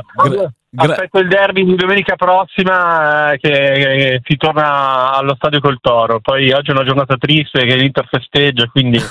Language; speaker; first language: Italian; native; Italian